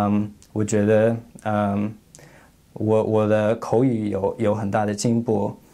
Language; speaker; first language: Chinese; non-native, fluent; English